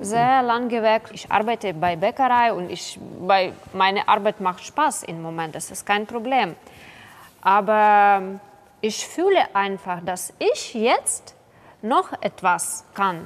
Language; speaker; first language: German; non-native, learner; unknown